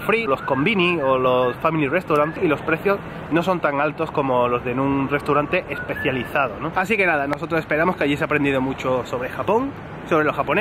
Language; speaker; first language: Spanish; native; Spanish